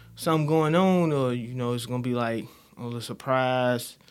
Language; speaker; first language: English; native; English